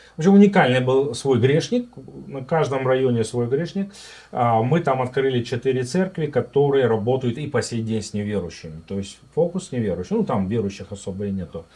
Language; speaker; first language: Russian; native; Russian